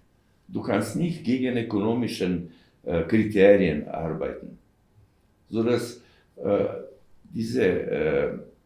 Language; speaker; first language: German; non-native, learner; Slovenian